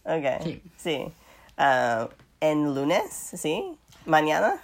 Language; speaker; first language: Spanish; non-native, learner; English